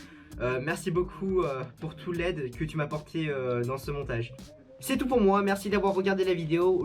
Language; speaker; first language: French; native; French